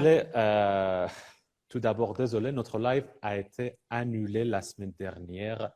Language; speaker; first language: French; non-native, fluent; Persian